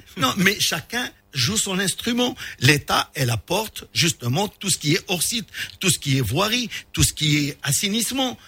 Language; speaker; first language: French; non-native, local second language; Arabic